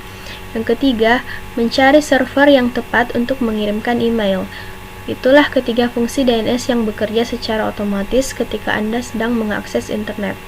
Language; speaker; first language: Indonesian; native; Indonesian